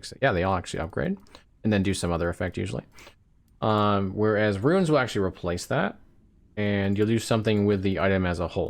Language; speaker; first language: English; native; English